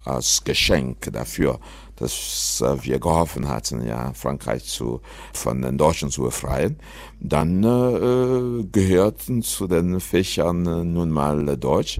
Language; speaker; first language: German; non-native, fluent; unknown